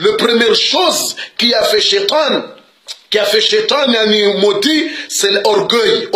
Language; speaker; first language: French; non-native, learner; Comorian